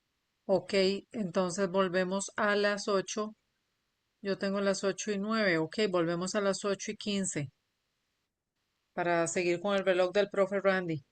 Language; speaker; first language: Spanish; native; Spanish